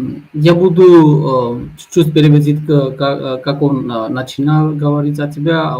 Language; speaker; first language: Russian; non-native, learner; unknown